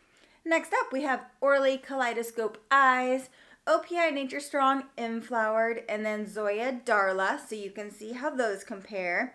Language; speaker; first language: English; native; English